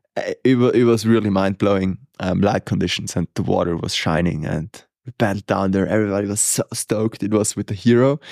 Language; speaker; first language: English; non-native, fluent; Italian